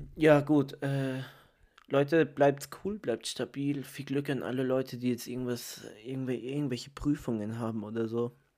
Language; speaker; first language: German; early bilingual, other home language; Italian